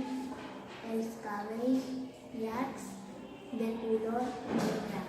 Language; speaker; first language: Catalan; early bilingual, other home language; Urdu